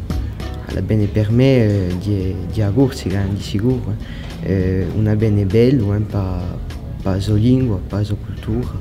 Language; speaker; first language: Italian; non-native, learner; French